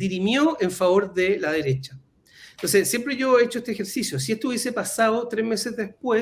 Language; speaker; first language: Spanish; native; Spanish